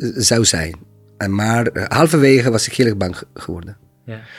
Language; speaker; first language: Dutch; non-native, fluent; Bosnian